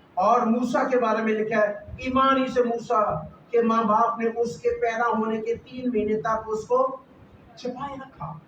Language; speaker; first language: Urdu; non-native, local second language; Punjabi